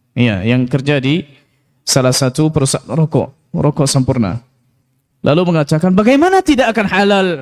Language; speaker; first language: Malay; non-native, local second language; Minangkabau